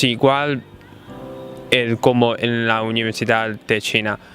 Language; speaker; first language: Spanish; non-native, fluent; Chinese